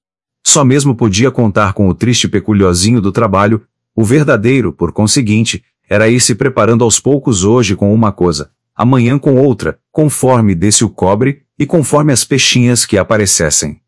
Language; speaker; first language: Portuguese; native; Portuguese